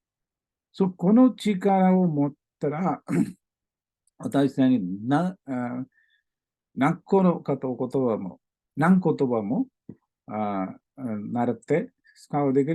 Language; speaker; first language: Japanese; non-native, learner; Malayalam